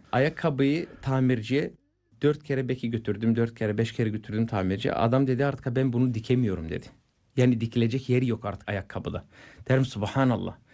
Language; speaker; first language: Turkish; non-native, fluent; Bulgarian